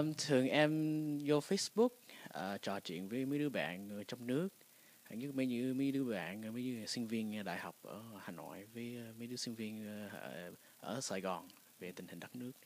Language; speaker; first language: Vietnamese; early bilingual, heritage; Vietnamese